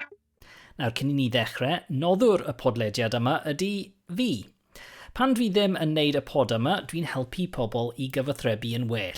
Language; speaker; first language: Welsh; non-native, local second language; English